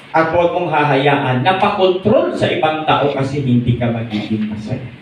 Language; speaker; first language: Filipino; non-native, local second language; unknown